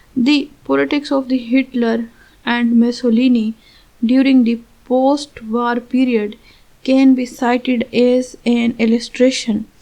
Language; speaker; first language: English; non-native, local second language; Urdu